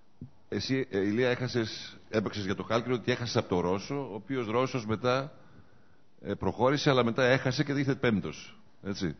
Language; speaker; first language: Greek; native; Greek